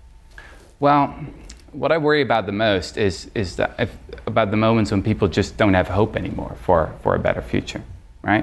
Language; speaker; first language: English; non-native, fluent; Dutch